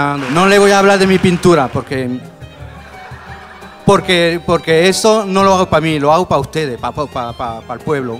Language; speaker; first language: Spanish; early bilingual, other home language; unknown